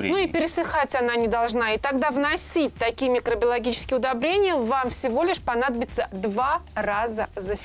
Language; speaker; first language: Russian; native; Russian